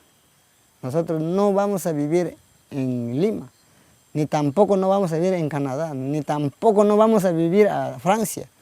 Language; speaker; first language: Spanish; non-native, local second language; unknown